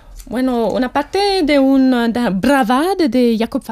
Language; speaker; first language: Spanish; non-native, fluent; German